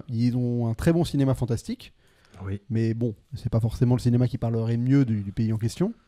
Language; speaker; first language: French; native; French